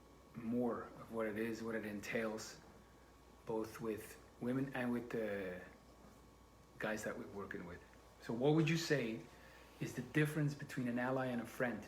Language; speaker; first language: English; non-native, fluent; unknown